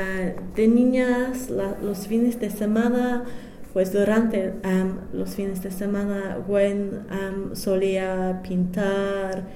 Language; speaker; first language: Spanish; non-native, fluent; English